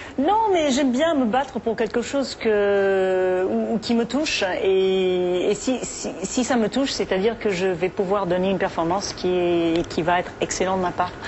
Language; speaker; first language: French; non-native, fluent; English